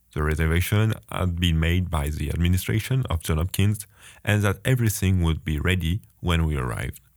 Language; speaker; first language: English; non-native, fluent; French